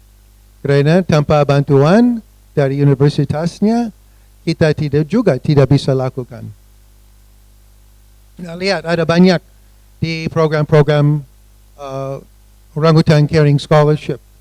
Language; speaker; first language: Indonesian; non-native, fluent; English